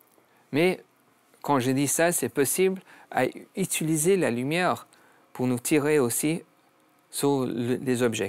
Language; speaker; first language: French; non-native, learner; English